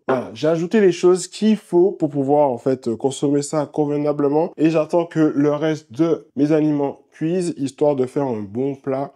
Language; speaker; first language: French; native; French